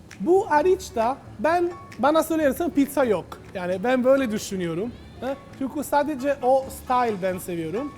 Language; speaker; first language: Turkish; non-native, fluent; Italian